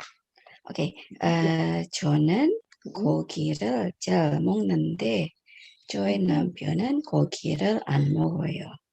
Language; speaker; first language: Korean; non-native, learner; Indonesian